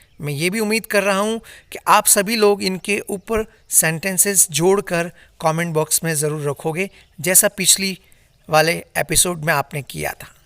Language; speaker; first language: Hindi; native; Hindi